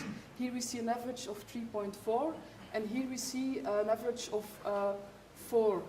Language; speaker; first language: English; non-native, fluent; Dutch